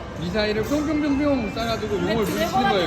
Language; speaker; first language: Korean; native; Korean